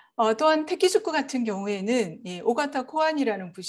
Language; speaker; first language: Korean; native; Korean